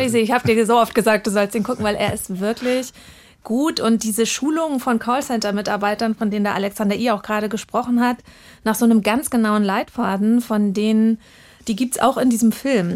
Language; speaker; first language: German; native; German